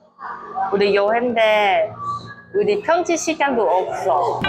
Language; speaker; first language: Korean; non-native, learner; Chinese